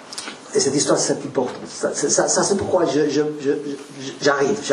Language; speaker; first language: French; non-native, learner; Spanish